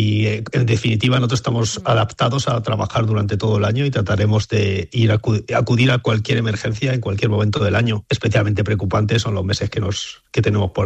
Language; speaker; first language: Spanish; native; Spanish